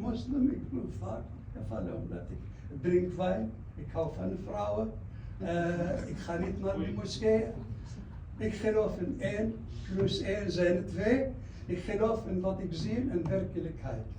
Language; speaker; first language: Dutch; non-native, fluent; Arabic